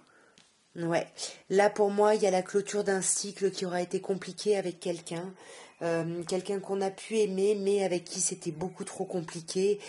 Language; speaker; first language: French; native; French